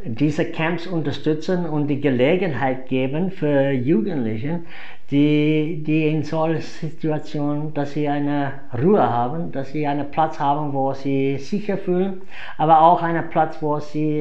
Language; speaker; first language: German; non-native, fluent; English